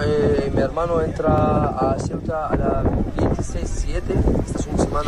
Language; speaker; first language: Spanish; non-native, learner; Arabic